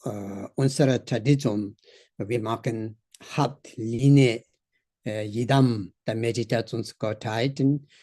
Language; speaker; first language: German; non-native, learner; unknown